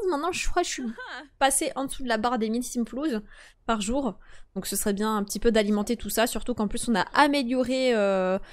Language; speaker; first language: French; early bilingual, other home language; Polish